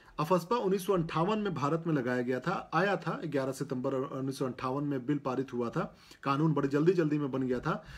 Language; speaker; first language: Hindi; native; Hindi